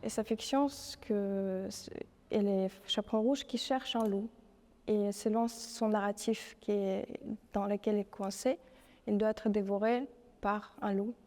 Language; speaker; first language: French; non-native, fluent; Russian